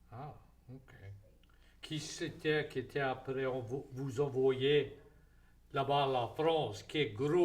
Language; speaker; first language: French; native; French